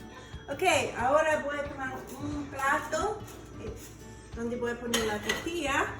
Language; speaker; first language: Spanish; non-native, learner; English